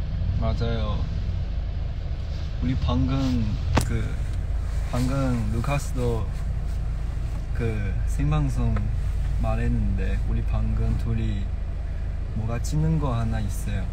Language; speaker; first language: Korean; non-native, learner; Chinese